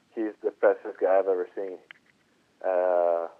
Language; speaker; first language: English; non-native, fluent; Italian